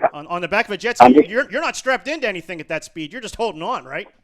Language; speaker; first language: English; native; English